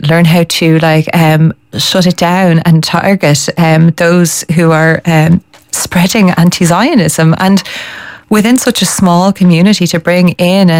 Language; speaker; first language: English; native; English